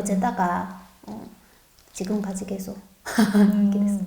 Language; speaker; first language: Korean; non-native, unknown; Chinese